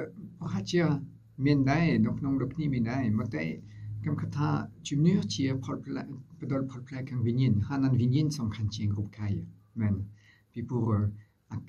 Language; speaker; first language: Khmer; non-native, fluent; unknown